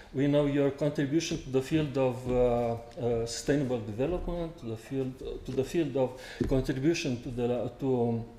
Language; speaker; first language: English; non-native, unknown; Romanian